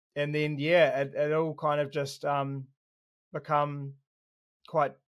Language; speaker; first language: English; native; English